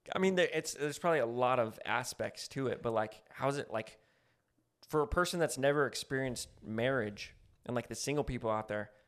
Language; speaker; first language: English; native; English